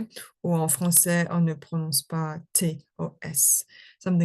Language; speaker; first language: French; non-native, fluent; English